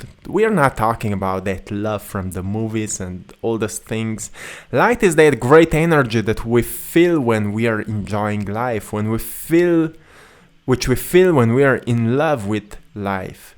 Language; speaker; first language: English; non-native, fluent; Slovenian